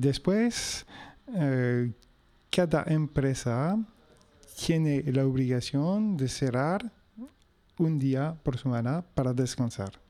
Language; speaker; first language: Spanish; non-native, local second language; French